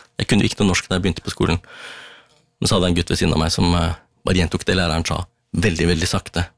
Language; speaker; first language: Norwegian; early bilingual, other home language; Tamil